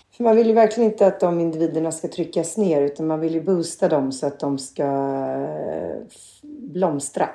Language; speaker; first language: Swedish; native; Swedish